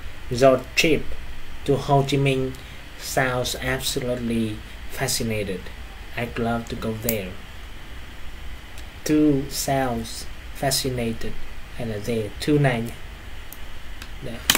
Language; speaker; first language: English; non-native, fluent; Vietnamese